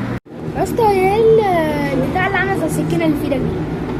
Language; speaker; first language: Arabic; native; Arabic